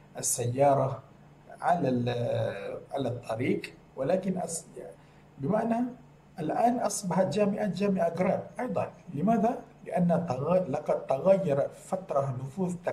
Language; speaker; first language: Arabic; non-native, fluent; Malay